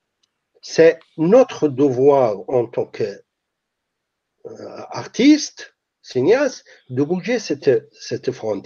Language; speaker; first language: French; non-native, fluent; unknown